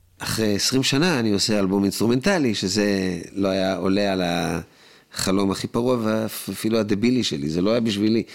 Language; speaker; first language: Hebrew; native; Hebrew